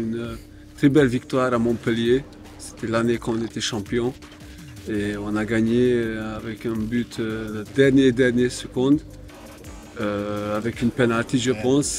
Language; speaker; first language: French; non-native, fluent; Hungarian